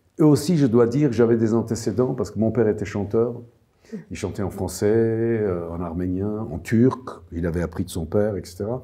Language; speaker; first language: French; non-native, fluent; Armenian